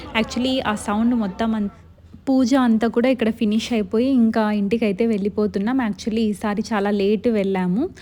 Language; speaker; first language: Telugu; non-native, local second language; Lambadi